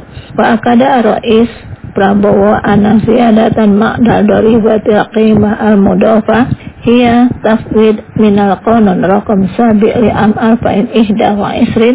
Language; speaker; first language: Arabic; non-native, fluent; Indonesian